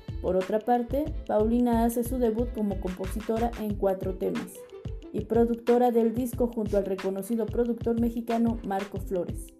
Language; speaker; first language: Spanish; native; Spanish